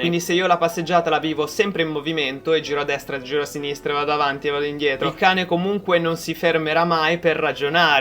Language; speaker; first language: Italian; native; Italian